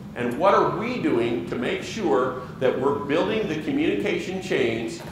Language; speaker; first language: English; native; English